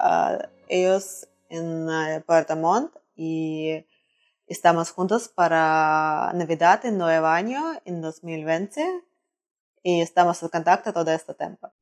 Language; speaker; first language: Spanish; non-native, learner; Russian